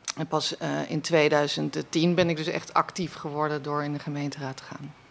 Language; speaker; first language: Dutch; native; Dutch